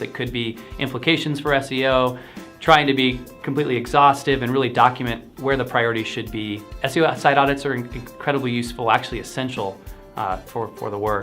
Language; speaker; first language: English; native; English